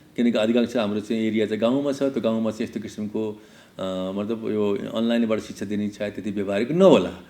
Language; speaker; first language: Nepali; native; Nepali